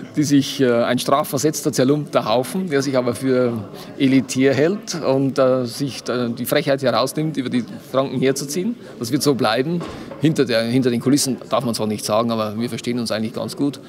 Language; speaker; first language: German; native; German